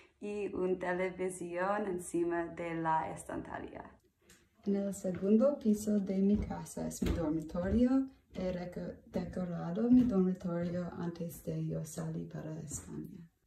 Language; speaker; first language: Spanish; non-native, learner; English